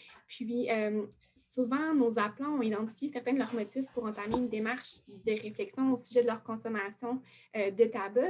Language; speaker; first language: French; native; French